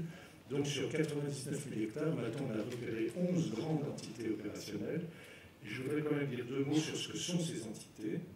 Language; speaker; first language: French; native; French